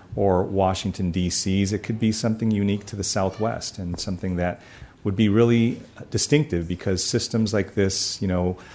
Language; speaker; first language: English; early bilingual, other home language; Spanish